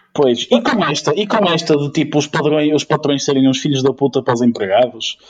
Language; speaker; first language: Portuguese; non-native, fluent; Ukrainian